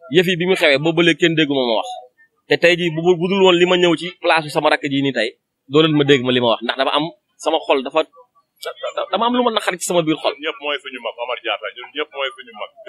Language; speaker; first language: Wolof; native; Wolof